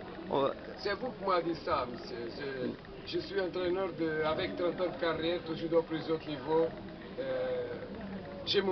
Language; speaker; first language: French; non-native, fluent; Portuguese